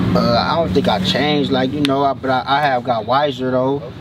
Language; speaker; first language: English; native; English